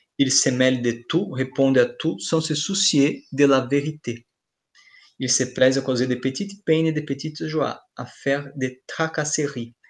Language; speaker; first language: French; non-native, fluent; Portuguese